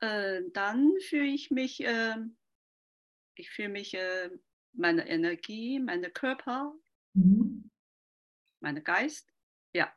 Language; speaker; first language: German; non-native, learner; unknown